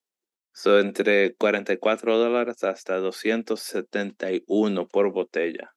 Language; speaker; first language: Spanish; early bilingual, heritage; Spanish